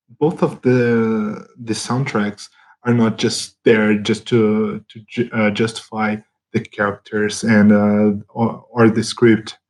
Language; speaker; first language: English; non-native, fluent; Portuguese